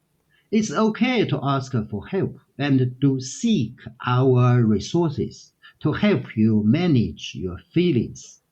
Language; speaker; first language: English; non-native, learner; Chinese